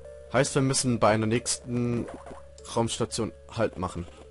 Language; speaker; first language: German; native; German